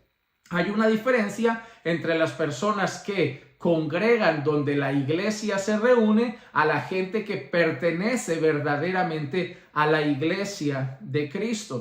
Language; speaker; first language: Spanish; native; Spanish